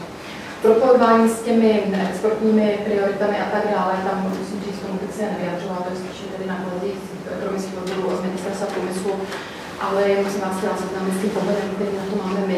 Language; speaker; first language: Czech; native; Czech